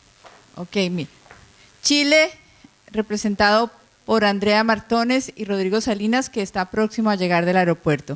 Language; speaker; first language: Spanish; native; Spanish